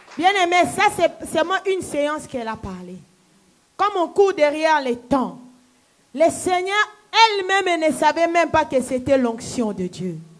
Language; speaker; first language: French; non-native, local second language; Lingala